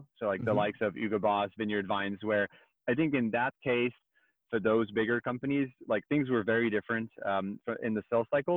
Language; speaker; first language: English; non-native, fluent; French